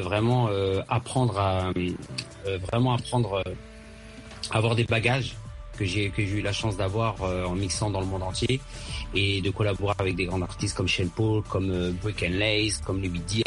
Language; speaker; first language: French; early bilingual, other home language; Arabic